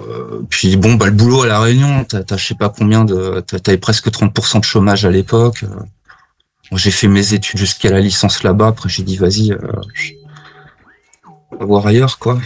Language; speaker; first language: French; native; French